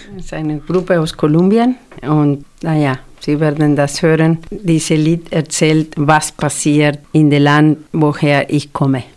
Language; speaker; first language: German; non-native, fluent; Spanish